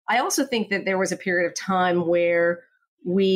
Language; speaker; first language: English; native; English